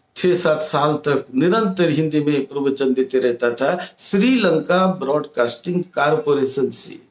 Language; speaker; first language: Hindi; non-native, local second language; Marathi